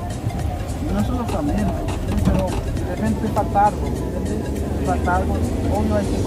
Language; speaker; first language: Spanish; non-native, fluent; Haitian Creole